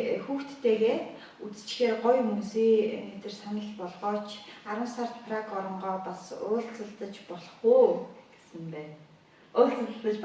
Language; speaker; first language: Mongolian; native; Mongolian